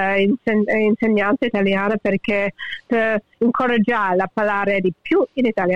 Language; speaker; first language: Italian; early bilingual, heritage; English